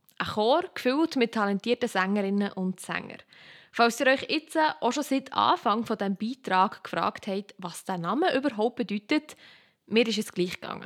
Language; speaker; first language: German; native; German